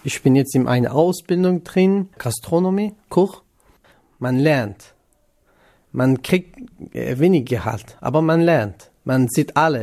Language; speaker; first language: German; non-native, learner; Kurdish